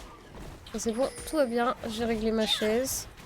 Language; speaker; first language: French; native; French